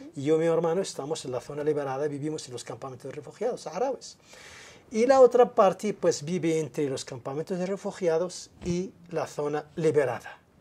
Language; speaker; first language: Spanish; non-native, local second language; Arabic